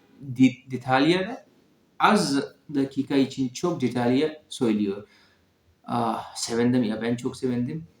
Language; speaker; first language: Turkish; non-native, learner; Urdu